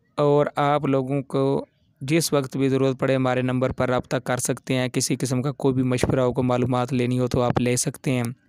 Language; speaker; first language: Urdu; non-native, local second language; Punjabi